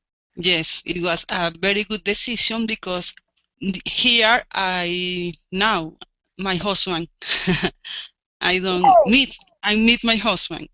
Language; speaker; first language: English; non-native, learner; Spanish